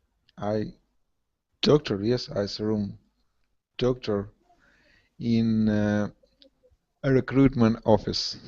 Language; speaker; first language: English; non-native, learner; Russian